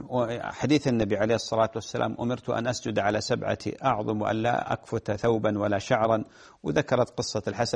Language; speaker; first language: Arabic; native; Arabic